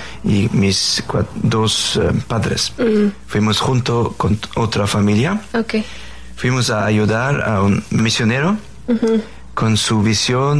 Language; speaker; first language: Spanish; non-native, fluent; Faroese